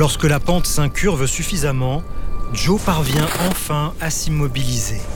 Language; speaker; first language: French; native; French